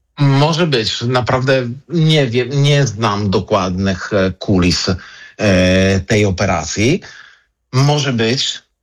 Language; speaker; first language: Polish; non-native, fluent; Italian